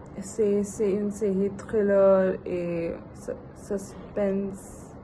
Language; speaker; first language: French; non-native, learner; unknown